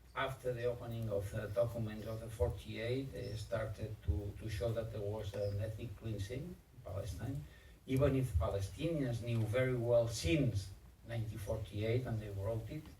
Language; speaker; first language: English; non-native, fluent; Catalan